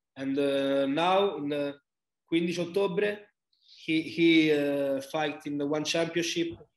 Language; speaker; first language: English; non-native, learner; Italian